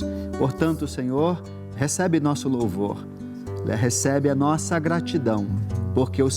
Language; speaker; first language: Portuguese; native; Portuguese